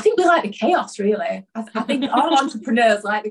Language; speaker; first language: English; native; English